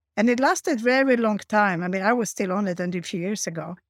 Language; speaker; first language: English; non-native, fluent; Polish